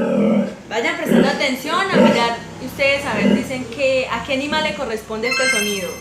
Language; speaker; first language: Spanish; native; Spanish